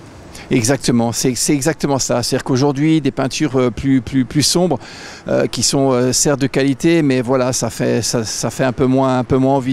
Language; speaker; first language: French; native; French